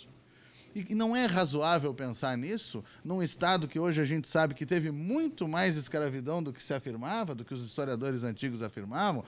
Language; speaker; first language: Portuguese; native; Portuguese